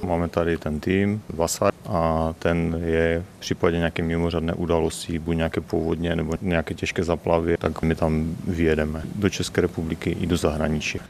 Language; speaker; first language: Czech; native; Czech